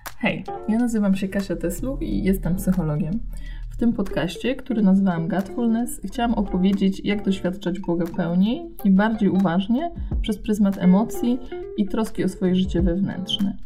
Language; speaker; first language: Polish; native; Polish